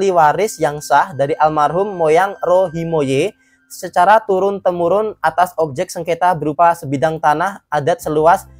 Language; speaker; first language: Indonesian; native; Indonesian